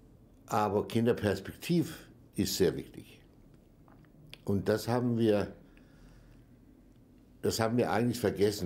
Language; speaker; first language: German; non-native, fluent; Danish